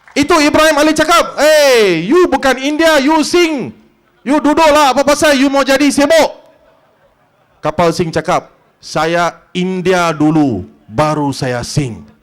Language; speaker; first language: Malay; non-native, local second language; Tamil